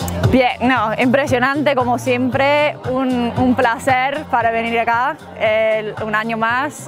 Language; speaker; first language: Spanish; non-native, fluent; English